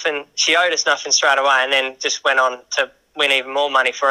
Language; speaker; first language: English; native; English